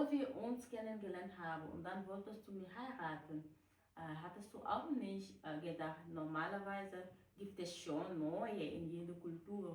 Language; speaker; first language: German; non-native, fluent; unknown